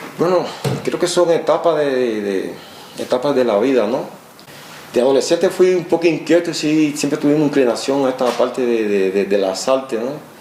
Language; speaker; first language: Spanish; native; Spanish